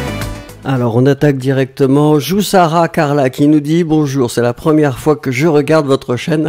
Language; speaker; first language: French; native; French